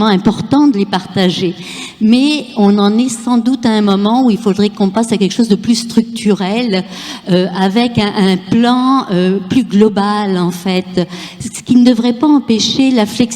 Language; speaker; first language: French; native; French